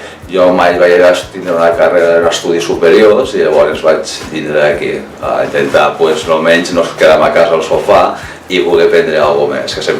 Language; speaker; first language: Catalan; native; Catalan